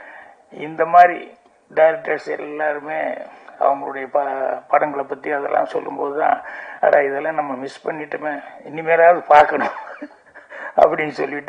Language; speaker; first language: Tamil; native; Tamil